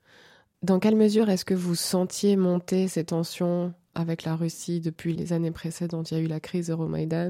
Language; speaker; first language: French; native; French